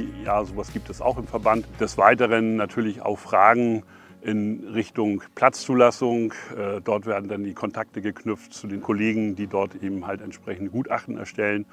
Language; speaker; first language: German; native; German